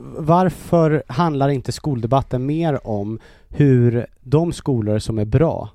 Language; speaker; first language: Swedish; native; Swedish